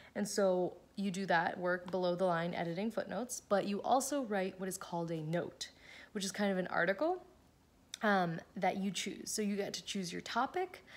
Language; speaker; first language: English; native; English